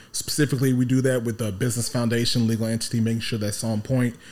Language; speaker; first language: English; early bilingual, other home language; Yoruba